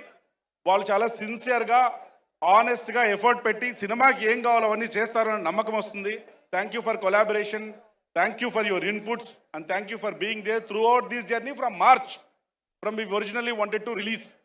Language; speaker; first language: Telugu; native; Telugu